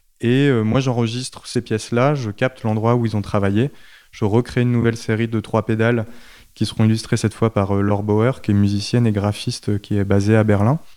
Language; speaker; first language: French; native; French